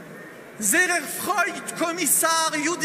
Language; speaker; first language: German; non-native, learner; French